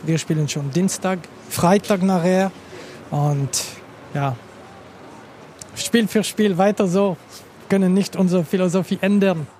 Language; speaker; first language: German; non-native, local second language; French